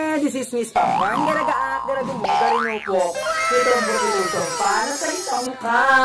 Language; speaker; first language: Filipino; non-native, local second language; Hiligaynon